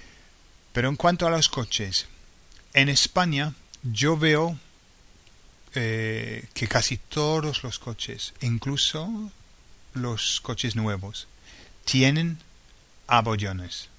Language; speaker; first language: Spanish; non-native, fluent; English